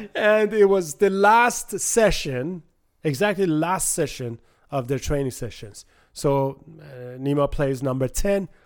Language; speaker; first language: English; non-native, fluent; Persian